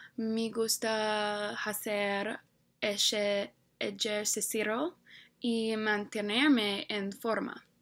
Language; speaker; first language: Spanish; non-native, learner; English